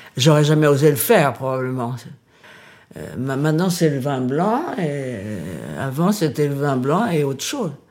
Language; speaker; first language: French; early bilingual, other home language; Portuguese